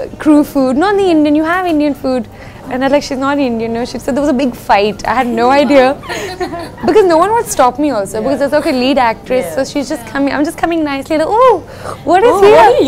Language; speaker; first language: English; native; English